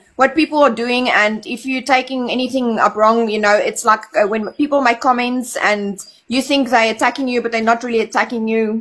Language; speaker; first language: English; non-native, local second language; Afrikaans